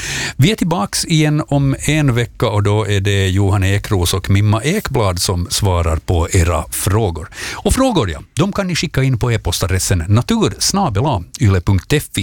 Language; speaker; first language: Swedish; native; Swedish